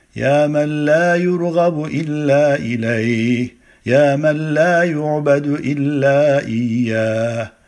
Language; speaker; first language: Arabic; non-native, fluent; Turkish